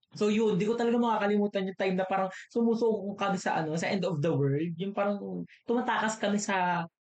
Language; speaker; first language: Filipino; non-native, local second language; Bikol